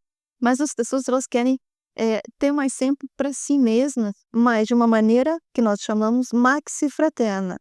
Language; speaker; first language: Portuguese; native; Portuguese